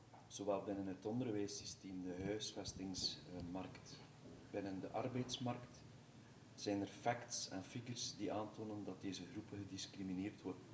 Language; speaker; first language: Dutch; native; Dutch